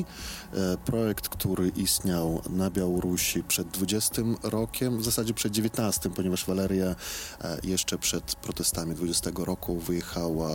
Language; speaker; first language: Polish; non-native, fluent; Belarusian